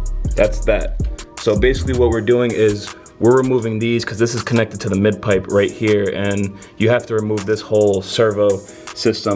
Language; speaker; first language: English; native; English